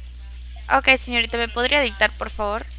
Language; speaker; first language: Spanish; native; Spanish